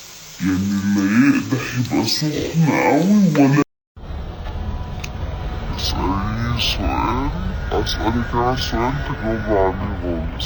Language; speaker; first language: Arabic; native; Arabic